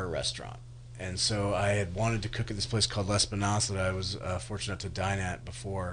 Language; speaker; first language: English; native; English